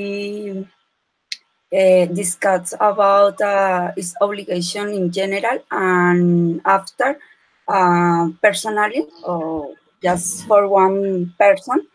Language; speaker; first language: English; non-native, learner; Spanish